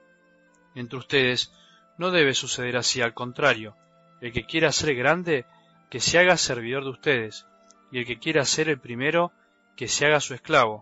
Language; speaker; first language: Spanish; native; Spanish